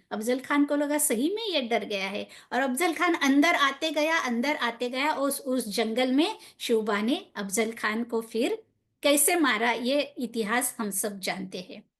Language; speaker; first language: Hindi; non-native, local second language; Marathi